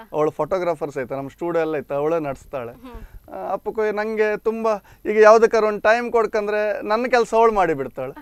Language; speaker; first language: Kannada; non-native, local second language; Konkani